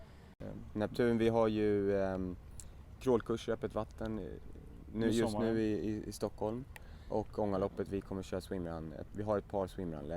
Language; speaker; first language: Swedish; native; Swedish